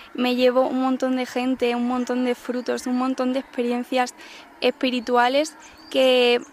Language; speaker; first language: Spanish; native; Spanish